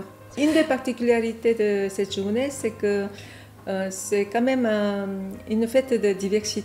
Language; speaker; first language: French; non-native, fluent; Korean